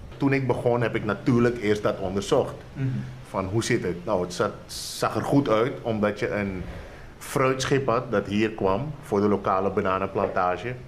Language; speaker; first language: Dutch; native; Dutch